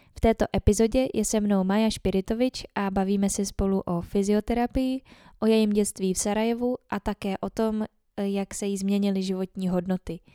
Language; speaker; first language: Czech; native; Czech